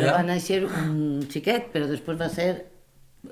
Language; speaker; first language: Catalan; native; Catalan